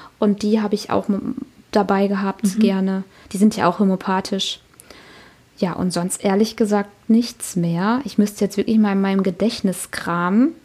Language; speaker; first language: German; native; German